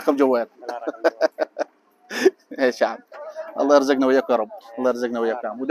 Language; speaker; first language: Arabic; native; Arabic